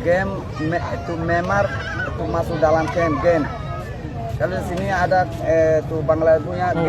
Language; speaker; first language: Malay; non-native, learner; Rohingya